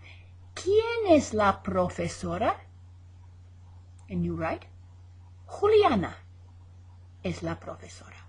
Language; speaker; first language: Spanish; non-native, fluent; English